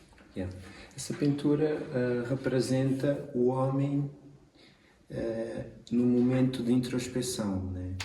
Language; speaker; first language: Portuguese; non-native, local second language; Kabuverdianu